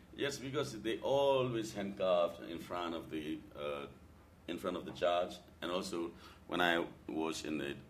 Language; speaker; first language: English; non-native, learner; Burmese